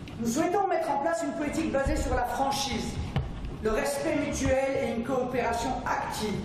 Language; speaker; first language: French; native; French